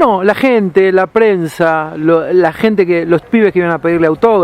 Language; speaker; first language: Spanish; native; Spanish